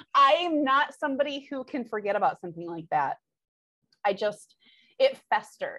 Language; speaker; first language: English; native; English